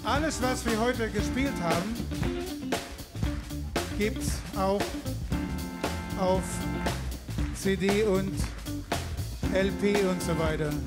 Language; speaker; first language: German; non-native, fluent; Swedish